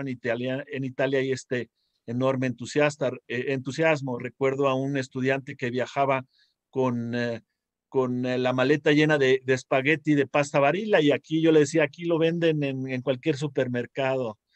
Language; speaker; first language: Spanish; native; Spanish